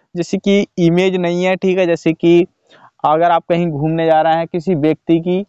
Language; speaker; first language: Hindi; native; Hindi